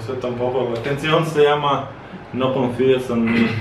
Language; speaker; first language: Spanish; non-native, fluent; Russian